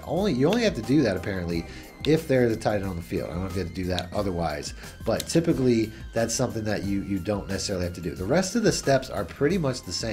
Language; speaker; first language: English; native; English